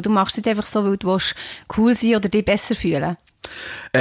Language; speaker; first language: German; native; German